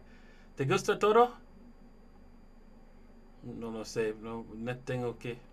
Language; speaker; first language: Spanish; non-native, learner; English